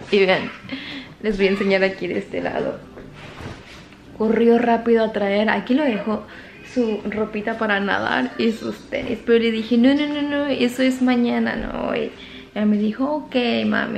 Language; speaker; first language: Spanish; native; Spanish